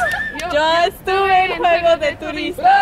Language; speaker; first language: Spanish; native; Spanish